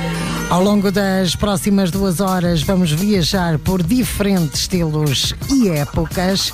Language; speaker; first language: Portuguese; native; Portuguese